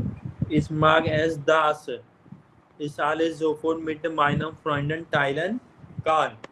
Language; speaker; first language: German; non-native, fluent; Hindi